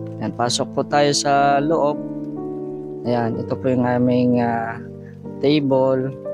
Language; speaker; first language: Filipino; non-native, local second language; Cebuano